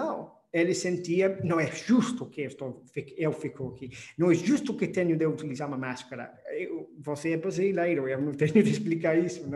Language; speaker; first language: Portuguese; non-native, fluent; English